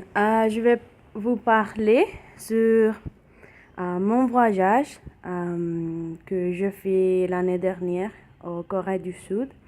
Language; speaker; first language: French; non-native, learner; Spanish